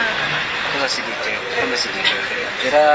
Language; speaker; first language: Italian; non-native, learner; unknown